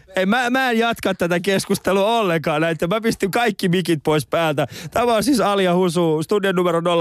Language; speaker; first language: Finnish; early bilingual, other home language; Persian